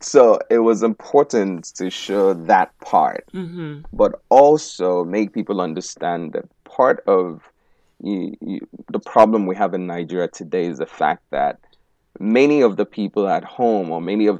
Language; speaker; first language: English; non-native, local second language; Igbo